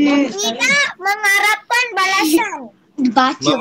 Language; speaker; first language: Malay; non-native, local second language; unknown